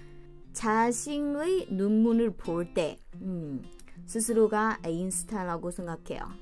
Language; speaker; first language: Korean; non-native, fluent; Chinese